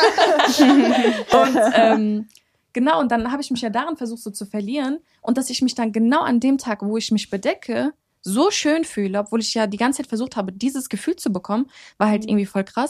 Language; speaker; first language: German; early bilingual, other home language; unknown